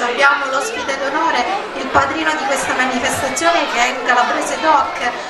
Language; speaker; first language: Italian; native; Italian